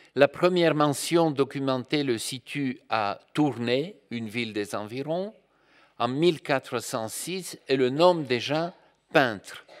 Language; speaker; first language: French; non-native, fluent; Bulgarian